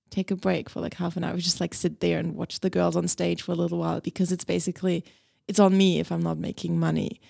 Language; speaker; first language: English; non-native, fluent; German